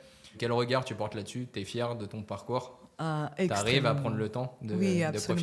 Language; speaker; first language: French; native; French